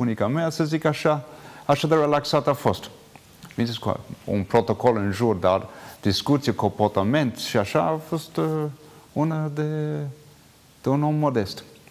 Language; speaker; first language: Romanian; non-native, fluent; English